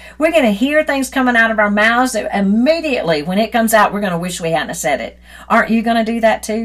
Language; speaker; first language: English; native; English